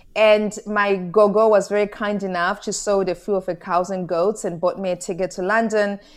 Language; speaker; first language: English; non-native, local second language; Shona